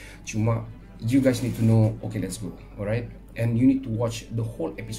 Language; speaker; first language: English; non-native, local second language; Malay